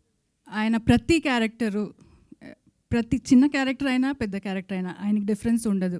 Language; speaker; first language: Telugu; non-native, local second language; Kannada